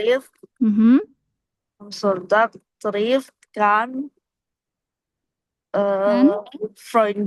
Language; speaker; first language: German; non-native, learner; Indonesian